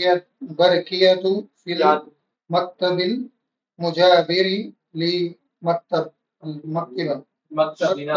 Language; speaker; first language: Arabic; non-native, learner; Urdu